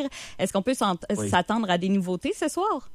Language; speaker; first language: French; native; French